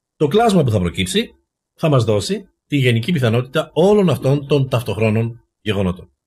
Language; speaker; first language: Greek; native; Greek